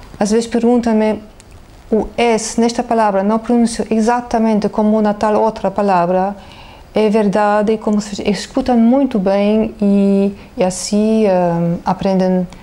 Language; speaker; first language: Portuguese; non-native, fluent; German